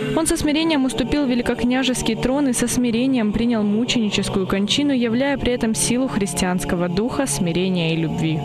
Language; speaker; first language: Russian; native; Russian